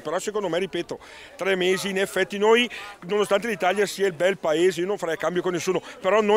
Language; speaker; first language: Italian; native; Italian